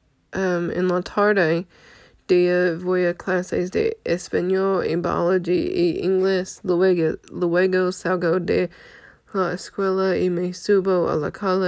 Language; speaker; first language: Spanish; non-native, learner; English